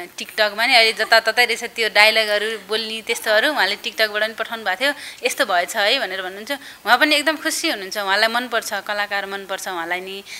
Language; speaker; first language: Nepali; native; Nepali